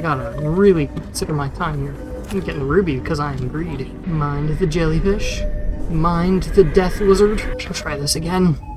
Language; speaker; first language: English; native; English